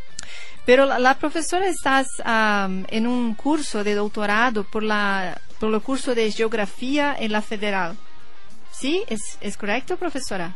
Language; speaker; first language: Spanish; non-native, learner; Portuguese